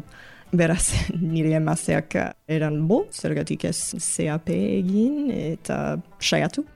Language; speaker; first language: Basque; non-native, learner; English